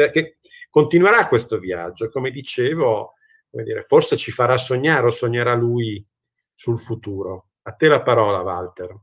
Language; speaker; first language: Italian; native; Italian